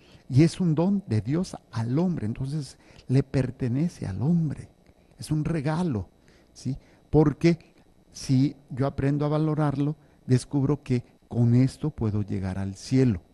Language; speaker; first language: Spanish; native; Spanish